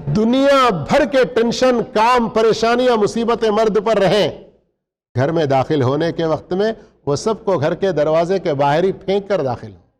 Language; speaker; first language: Urdu; native; Urdu